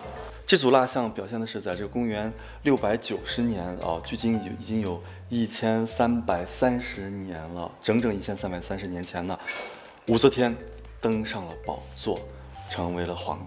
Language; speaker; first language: Chinese; native; Chinese